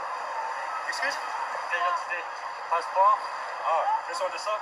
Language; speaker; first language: French; non-native, learner; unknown